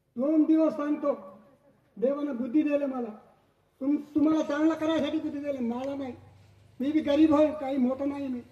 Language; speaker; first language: Marathi; non-native, local second language; Gondi